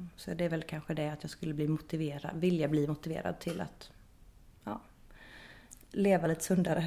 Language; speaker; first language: Swedish; native; Swedish